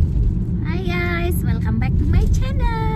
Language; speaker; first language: English; non-native, learner; Indonesian